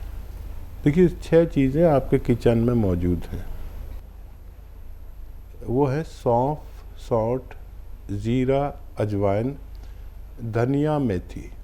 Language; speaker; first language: Hindi; native; Hindi